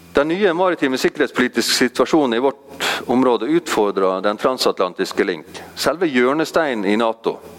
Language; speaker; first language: Norwegian; native; Norwegian